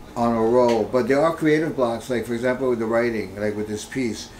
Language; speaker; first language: English; early bilingual, other home language; Spanish